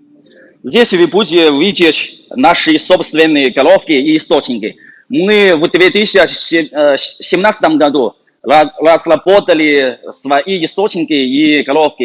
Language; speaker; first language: Russian; non-native, learner; Chinese